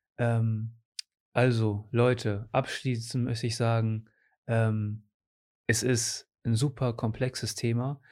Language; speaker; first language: German; early bilingual, other home language; Portuguese